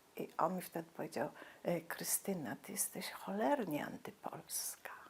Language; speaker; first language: Polish; native; Polish